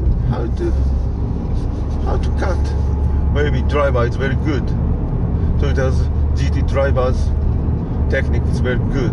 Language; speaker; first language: English; non-native, learner; Japanese